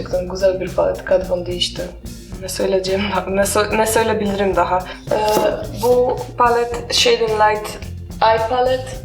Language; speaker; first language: Turkish; non-native, learner; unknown